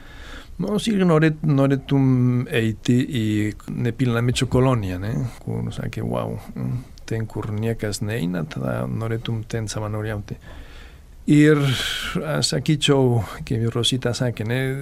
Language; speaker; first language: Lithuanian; non-native, fluent; Catalan